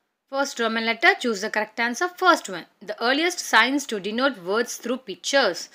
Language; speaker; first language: English; non-native, local second language; Tamil